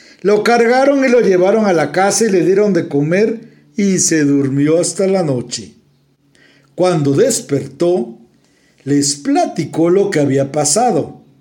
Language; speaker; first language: Spanish; native; Spanish